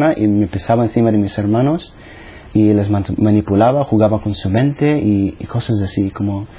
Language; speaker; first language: Spanish; non-native, fluent; Filipino